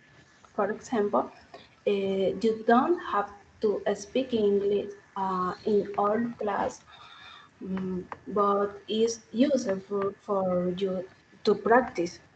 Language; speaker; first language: English; non-native, learner; Spanish